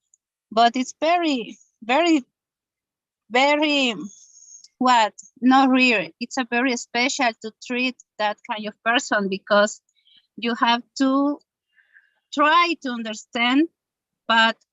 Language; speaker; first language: English; non-native, learner; Spanish